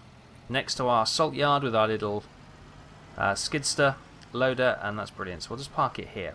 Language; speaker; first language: English; native; English